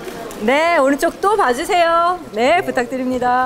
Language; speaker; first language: Korean; native; Korean